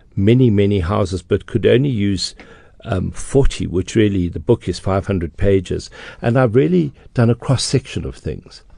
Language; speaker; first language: English; native; English